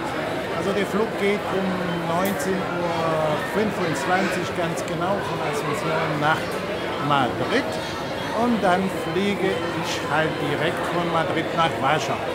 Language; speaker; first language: German; non-native, fluent; Polish